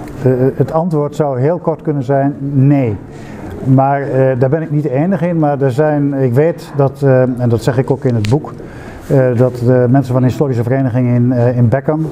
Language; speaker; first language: Dutch; native; Dutch